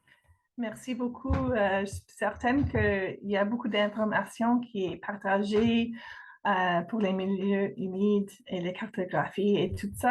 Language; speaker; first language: French; non-native, fluent; English